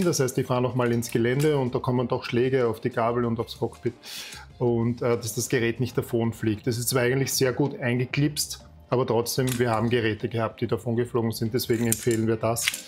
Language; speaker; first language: German; native; German